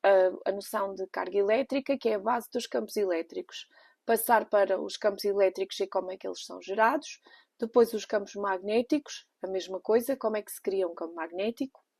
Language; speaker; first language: Portuguese; native; Portuguese